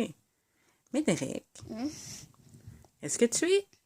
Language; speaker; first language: French; native; French